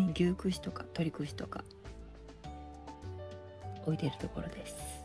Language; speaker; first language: Japanese; native; Japanese